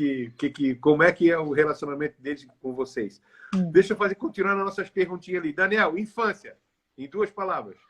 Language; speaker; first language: Portuguese; native; Portuguese